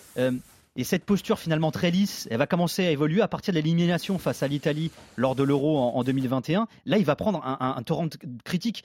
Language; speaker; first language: French; native; French